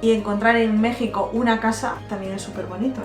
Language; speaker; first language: Spanish; native; Spanish